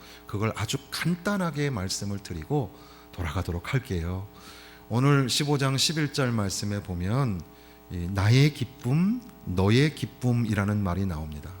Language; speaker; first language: Korean; native; Korean